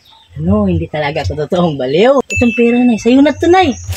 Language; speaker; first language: Filipino; non-native, local second language; Cebuano